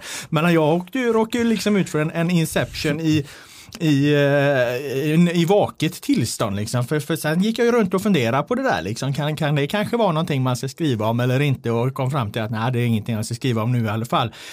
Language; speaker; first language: Swedish; native; Swedish